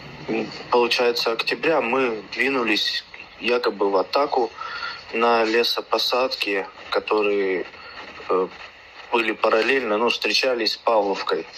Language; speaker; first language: Russian; native; Russian